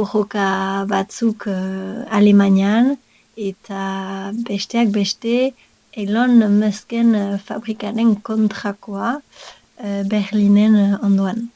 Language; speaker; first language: Basque; non-native, local second language; French